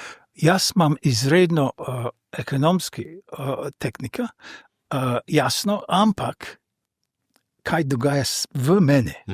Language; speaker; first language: Slovenian; non-native, fluent; English